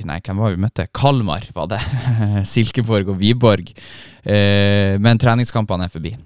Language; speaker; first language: Norwegian; native; Norwegian